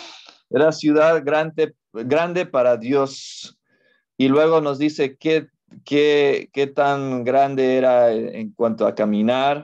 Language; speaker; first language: Spanish; non-native, fluent; English